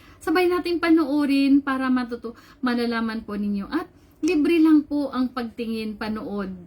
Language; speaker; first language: Filipino; non-native, local second language; Cebuano